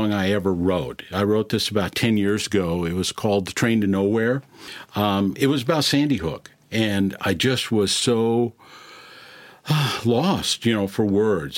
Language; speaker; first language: English; native; English